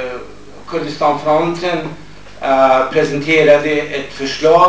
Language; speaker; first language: Swedish; non-native, fluent; Kurdish